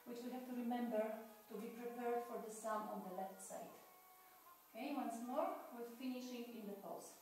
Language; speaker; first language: English; non-native, fluent; Polish